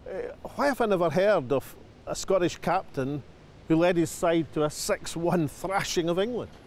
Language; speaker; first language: English; native; English